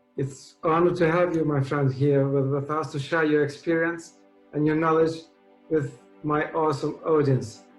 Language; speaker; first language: English; non-native, fluent; Albanian